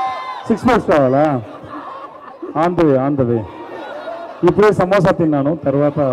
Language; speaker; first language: Telugu; non-native, learner; Tamil